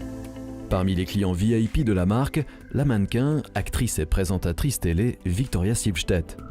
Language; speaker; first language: French; native; French